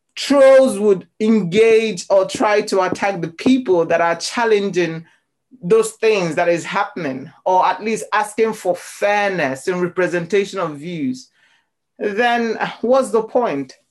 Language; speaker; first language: English; non-native, local second language; Igbo